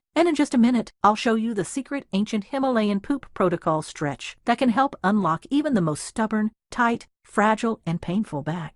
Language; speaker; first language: English; native; English